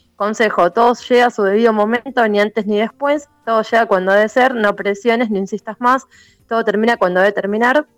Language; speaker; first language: Spanish; native; Spanish